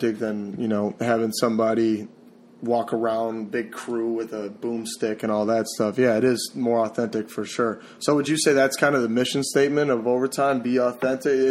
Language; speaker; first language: English; native; English